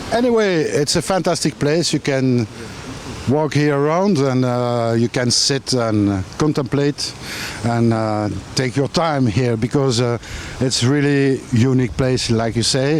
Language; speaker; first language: English; non-native, fluent; French